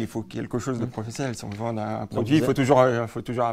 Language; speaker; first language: French; native; French